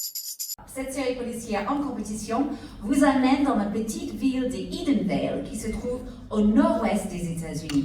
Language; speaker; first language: French; native; French